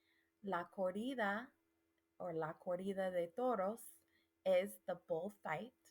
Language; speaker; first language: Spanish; non-native, fluent; English